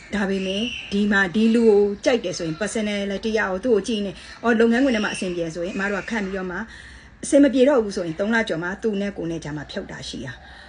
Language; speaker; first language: Burmese; native; Burmese